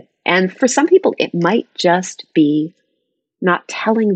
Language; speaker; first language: English; native; English